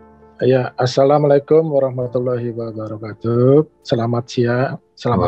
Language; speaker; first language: Indonesian; native; Indonesian